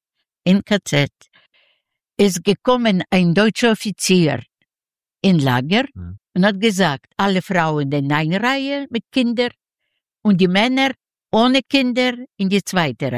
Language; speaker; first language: German; non-native, learner; Yiddish